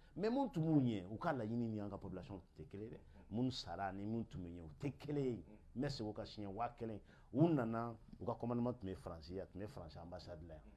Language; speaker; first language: French; non-native, local second language; Bambara